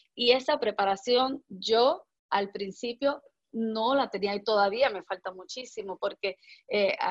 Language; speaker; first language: Spanish; native; Spanish